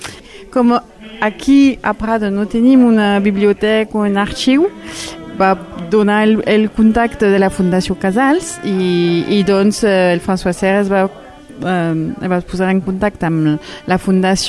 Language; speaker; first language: Catalan; non-native, local second language; French